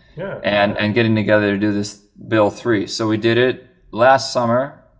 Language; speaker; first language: English; native; English